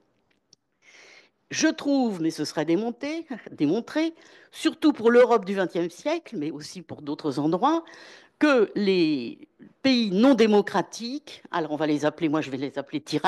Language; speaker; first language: French; native; French